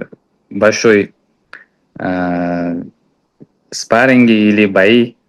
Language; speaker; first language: Russian; non-native, fluent; Uzbek